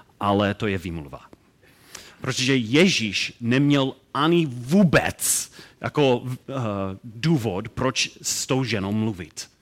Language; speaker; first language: Czech; non-native, learner; English